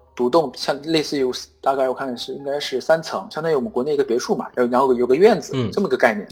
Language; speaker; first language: Chinese; native; Chinese